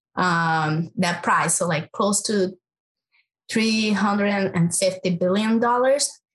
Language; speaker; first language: English; non-native, fluent; Portuguese